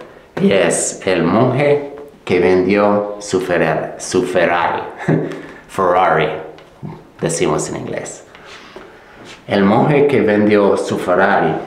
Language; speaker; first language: Spanish; non-native, fluent; English